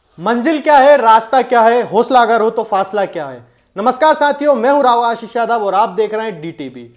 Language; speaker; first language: Hindi; native; Hindi